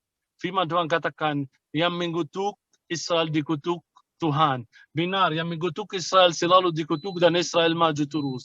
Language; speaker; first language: Indonesian; non-native, fluent; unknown